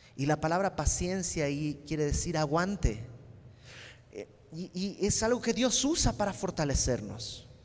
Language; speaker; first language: Spanish; native; Spanish